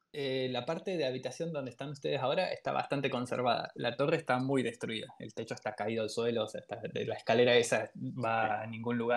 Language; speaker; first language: Spanish; native; Spanish